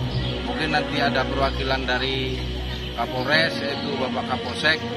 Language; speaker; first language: Indonesian; native; Indonesian